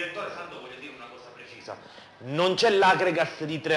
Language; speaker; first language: Italian; native; Italian